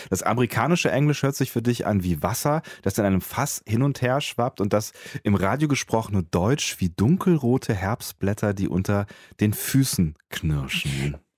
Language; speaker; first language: German; native; German